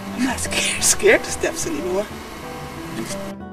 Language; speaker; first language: English; native; English